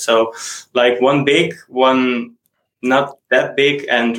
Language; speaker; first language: English; non-native, fluent; Dutch